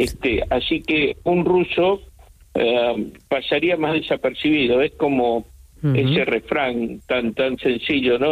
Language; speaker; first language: Spanish; native; Spanish